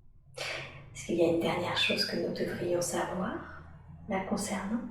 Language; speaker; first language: French; native; French